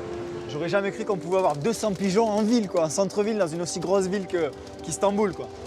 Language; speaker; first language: French; native; French